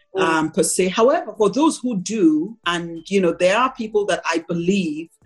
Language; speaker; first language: English; non-native, local second language; Igbo